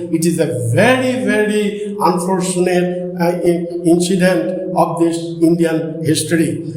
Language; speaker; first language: English; non-native, local second language; Assamese